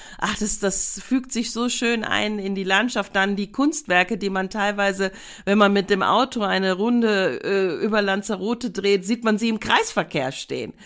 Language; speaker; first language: German; native; German